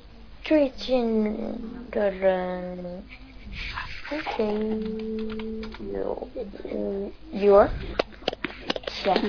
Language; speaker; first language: Chinese; non-native, learner; Korean